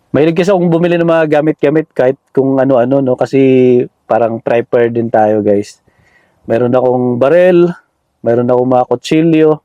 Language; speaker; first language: Filipino; native; Filipino